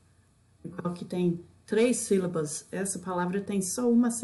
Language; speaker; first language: Portuguese; non-native, fluent; English